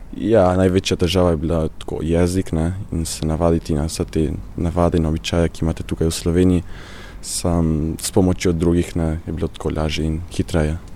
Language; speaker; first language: Slovenian; early bilingual, heritage; Slovenian